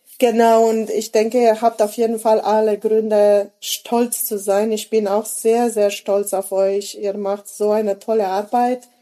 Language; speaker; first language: German; native; German